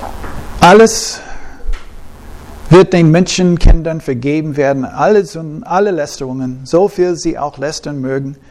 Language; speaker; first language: German; non-native, fluent; English